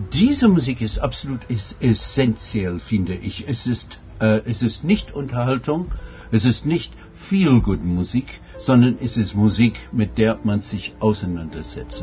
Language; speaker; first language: German; non-native, fluent; English